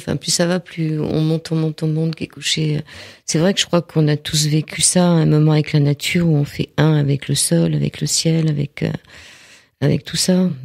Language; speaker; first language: French; native; French